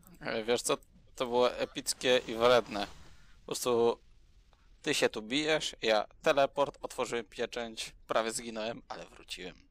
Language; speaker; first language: Polish; native; Polish